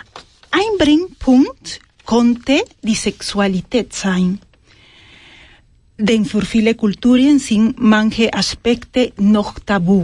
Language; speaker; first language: German; non-native, fluent; Spanish